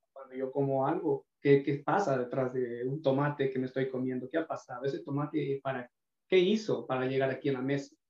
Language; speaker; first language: Spanish; native; Spanish